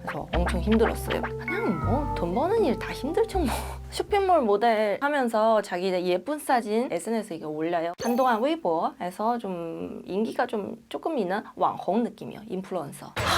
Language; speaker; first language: Korean; non-native, fluent; Chinese